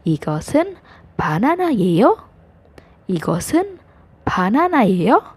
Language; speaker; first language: Korean; non-native, fluent; Indonesian